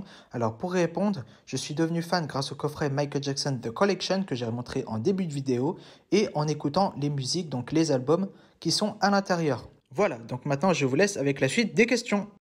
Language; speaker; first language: French; native; French